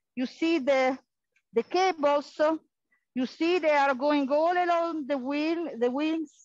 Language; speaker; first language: English; non-native, fluent; Italian